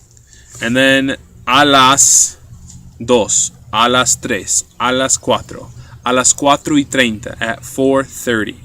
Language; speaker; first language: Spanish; non-native, fluent; English